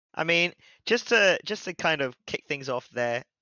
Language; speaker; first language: English; native; English